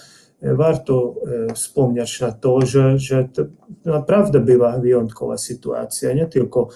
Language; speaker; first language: Polish; non-native, fluent; Hungarian